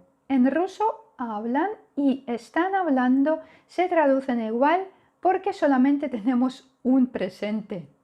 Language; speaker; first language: Spanish; non-native, fluent; Russian